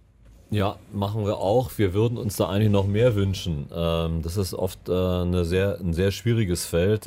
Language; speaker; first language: German; native; German